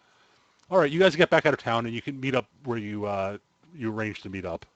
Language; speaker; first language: English; native; English